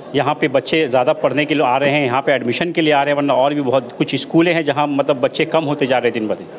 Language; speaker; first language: Hindi; non-native, local second language; Urdu